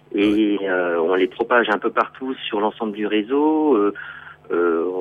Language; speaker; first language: French; native; French